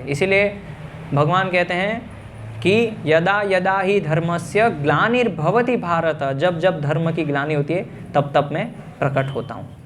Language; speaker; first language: Hindi; native; Hindi